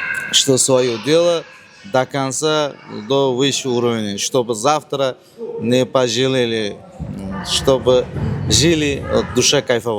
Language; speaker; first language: Russian; non-native, learner; Uzbek